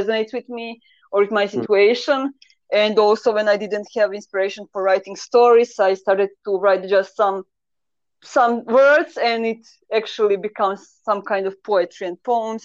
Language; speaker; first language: English; non-native, learner; Croatian